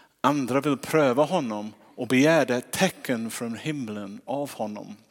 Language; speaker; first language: Swedish; non-native, fluent; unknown